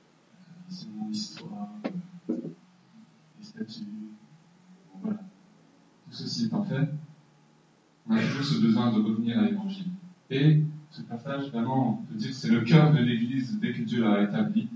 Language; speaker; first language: French; native; French